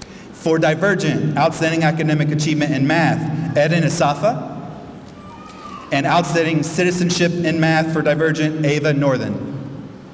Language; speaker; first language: English; native; English